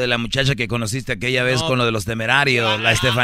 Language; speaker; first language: Spanish; native; Spanish